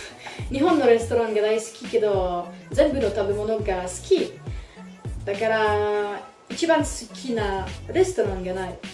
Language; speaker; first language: Japanese; non-native, learner; French